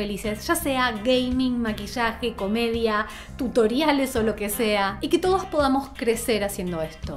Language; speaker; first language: Spanish; native; Spanish